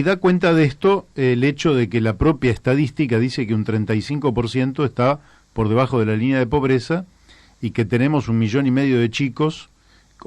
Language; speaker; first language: Spanish; native; Spanish